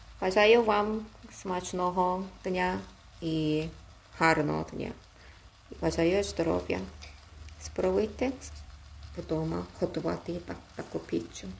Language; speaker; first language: Ukrainian; non-native, learner; Korean